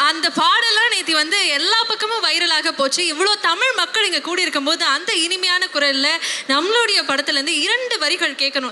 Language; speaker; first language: Tamil; native; Tamil